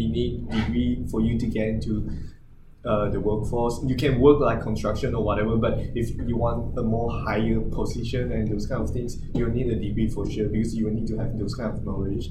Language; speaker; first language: English; non-native, local second language; Chinese